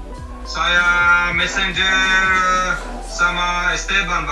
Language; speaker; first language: Indonesian; non-native, learner; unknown